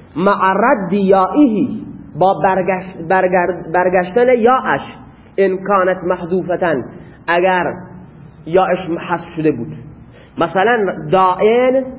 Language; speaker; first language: Persian; non-native, local second language; Baluchi